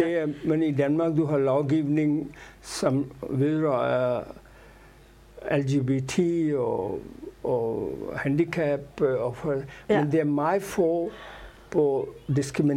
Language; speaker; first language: Danish; non-native, fluent; Urdu